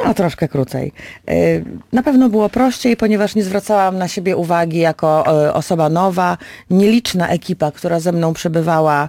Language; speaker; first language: Polish; native; Polish